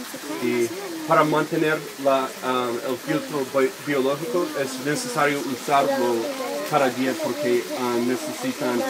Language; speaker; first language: Spanish; non-native, learner; English